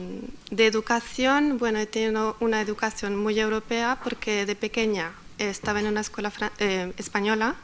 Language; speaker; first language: Spanish; non-native, fluent; Arabic